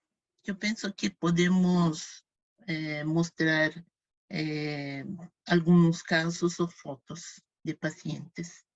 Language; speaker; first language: Spanish; non-native, fluent; Portuguese